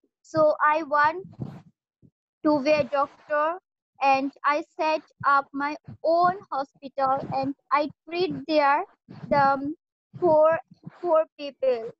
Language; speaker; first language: English; non-native, learner; Bangla